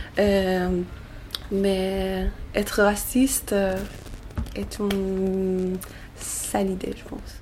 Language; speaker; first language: French; non-native, learner; Persian